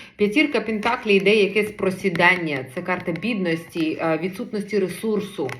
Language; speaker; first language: Ukrainian; non-native, local second language; Russian